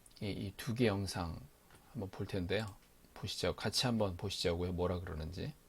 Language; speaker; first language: Korean; native; Korean